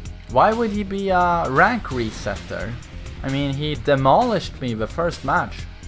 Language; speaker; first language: English; non-native, fluent; Swedish